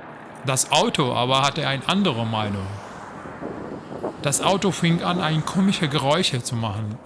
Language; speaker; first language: German; non-native, learner; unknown